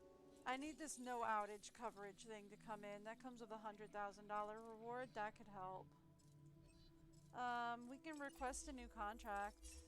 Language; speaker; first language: English; native; English